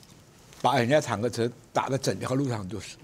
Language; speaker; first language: Chinese; native; Chinese